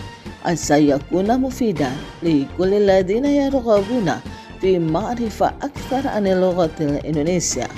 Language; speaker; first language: Arabic; non-native, fluent; Indonesian